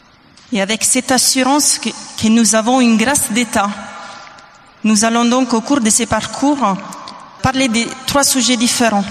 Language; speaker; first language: French; non-native, fluent; Italian